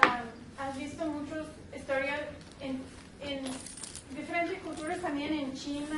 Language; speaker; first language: Spanish; non-native, learner; English